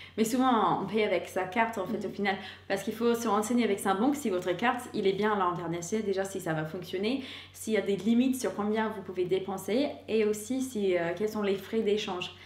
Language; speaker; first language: French; non-native, fluent; English